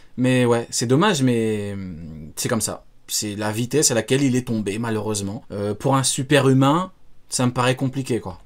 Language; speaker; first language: French; native; French